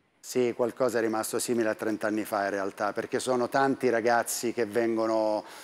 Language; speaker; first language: Italian; native; Italian